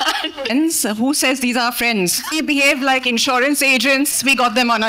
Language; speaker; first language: English; non-native, local second language; Hindi